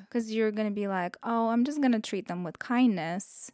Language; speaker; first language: English; non-native, fluent; Russian